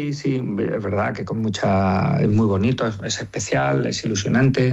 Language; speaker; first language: Spanish; native; Spanish